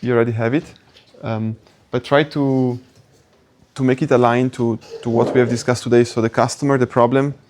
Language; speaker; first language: English; non-native, fluent; Italian